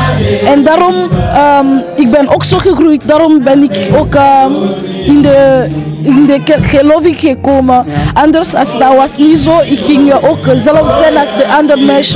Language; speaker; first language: Dutch; early bilingual, other home language; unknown